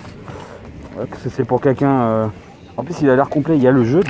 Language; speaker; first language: French; native; French